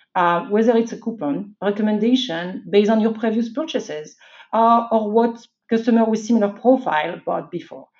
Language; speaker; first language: English; non-native, fluent; French